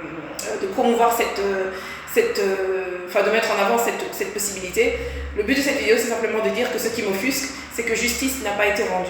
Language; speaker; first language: French; native; French